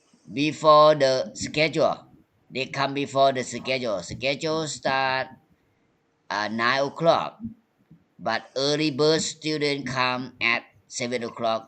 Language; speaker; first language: English; non-native, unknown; Thai